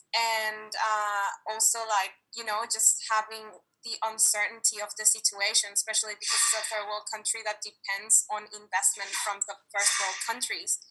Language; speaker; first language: English; non-native, fluent; Spanish